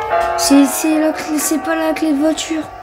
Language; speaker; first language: French; native; French